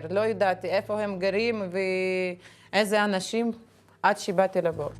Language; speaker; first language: Hebrew; non-native, fluent; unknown